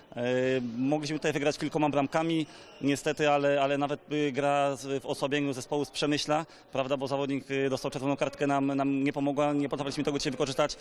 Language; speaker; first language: Polish; native; Polish